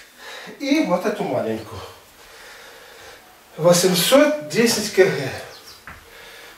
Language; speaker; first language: Russian; native; Russian